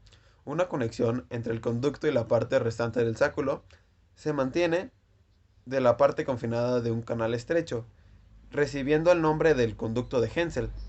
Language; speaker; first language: Spanish; native; Spanish